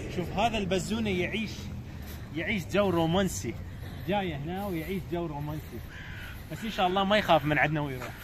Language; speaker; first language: Arabic; non-native, local second language; Azerbaijani